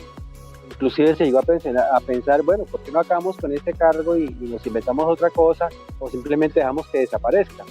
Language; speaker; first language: Spanish; native; Spanish